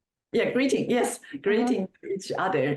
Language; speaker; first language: English; non-native, fluent; Chinese